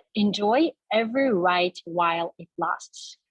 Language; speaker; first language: English; non-native, fluent; Kazakh